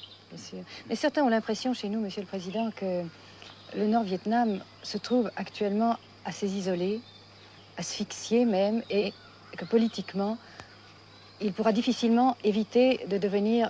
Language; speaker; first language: French; native; French